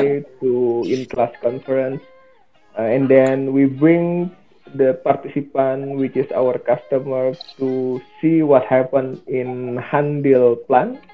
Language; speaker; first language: English; non-native, learner; Indonesian